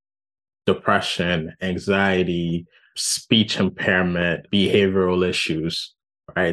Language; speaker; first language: English; non-native, fluent; Haitian Creole